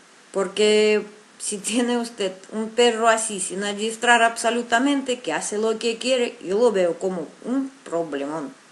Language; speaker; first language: Spanish; non-native, fluent; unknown